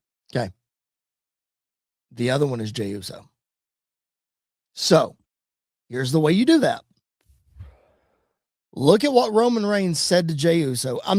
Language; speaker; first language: English; native; English